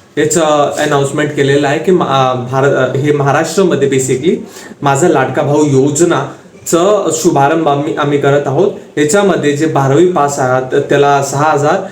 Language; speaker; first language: Marathi; non-native, local second language; Hindi